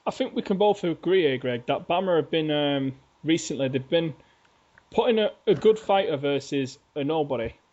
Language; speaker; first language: English; native; English